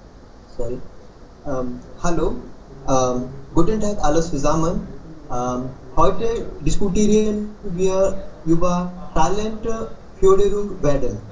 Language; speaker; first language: German; non-native, learner; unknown